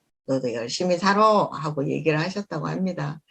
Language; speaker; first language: Korean; native; Korean